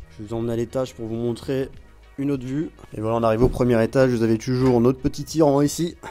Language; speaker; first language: French; native; French